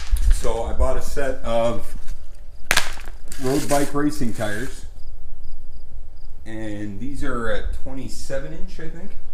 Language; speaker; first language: English; native; English